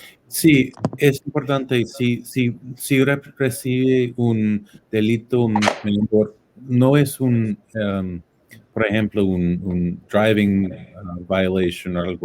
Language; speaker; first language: Spanish; non-native, fluent; English